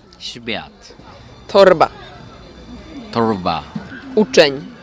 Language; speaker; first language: Polish; non-native, learner; Korean